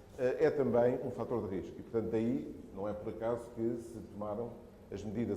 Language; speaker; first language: Portuguese; native; Portuguese